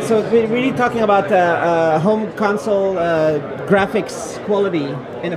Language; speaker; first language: English; non-native, fluent; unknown